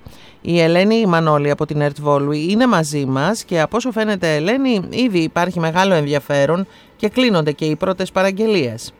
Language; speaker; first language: Greek; native; Greek